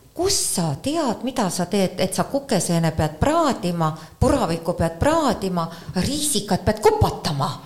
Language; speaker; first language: Estonian; native; Estonian